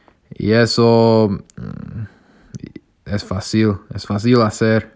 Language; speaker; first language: Spanish; non-native, learner; English